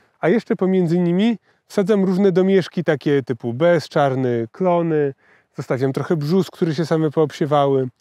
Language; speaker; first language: Polish; native; Polish